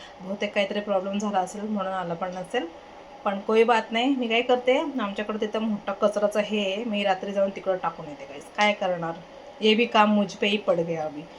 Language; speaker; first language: Marathi; non-native, local second language; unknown